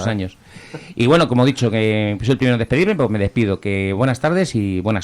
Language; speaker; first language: Spanish; native; Spanish